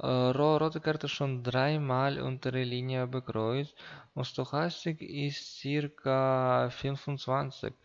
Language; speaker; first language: German; non-native, learner; Russian